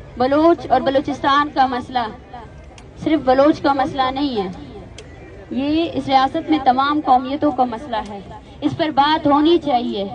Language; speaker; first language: Urdu; non-native, local second language; Baluchi